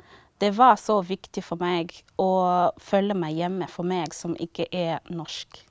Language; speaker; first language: Norwegian; non-native, learner; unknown